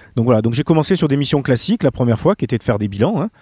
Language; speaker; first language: French; native; French